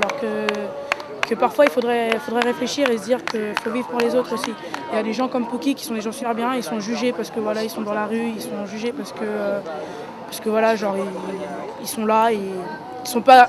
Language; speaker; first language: French; native; French